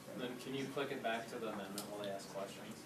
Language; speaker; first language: English; native; English